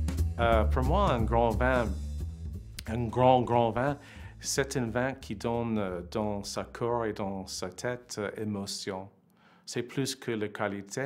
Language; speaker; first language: French; non-native, fluent; English